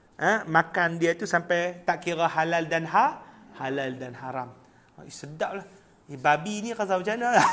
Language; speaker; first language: Malay; native; Malay